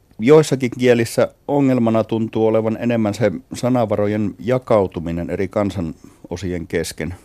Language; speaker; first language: Finnish; native; Finnish